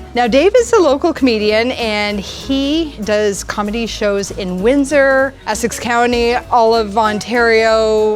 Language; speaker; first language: English; native; English